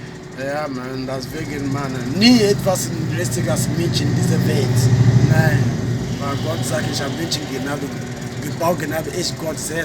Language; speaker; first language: German; non-native, learner; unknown